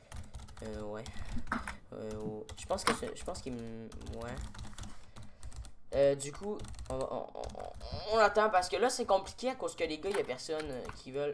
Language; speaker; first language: French; native; French